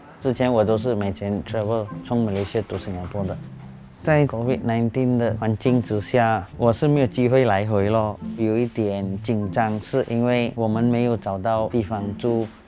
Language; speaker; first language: Chinese; non-native, local second language; Tamil